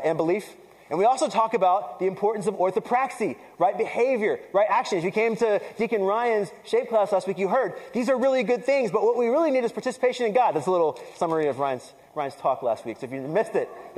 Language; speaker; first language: English; native; English